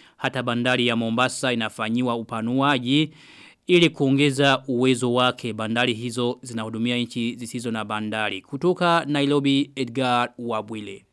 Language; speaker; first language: Swahili; non-native, local second language; Rundi